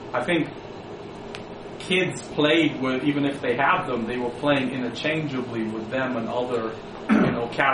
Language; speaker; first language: English; native; English